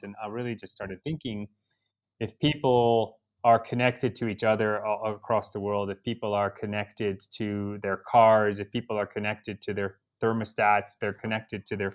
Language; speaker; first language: English; native; English